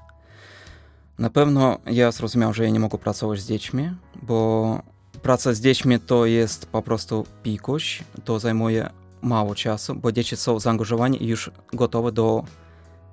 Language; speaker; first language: Polish; non-native, fluent; Russian